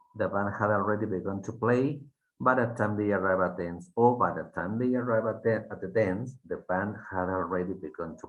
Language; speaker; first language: English; non-native, fluent; Spanish